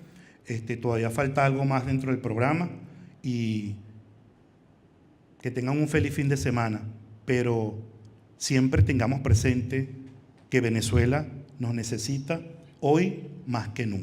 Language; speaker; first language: Spanish; native; Spanish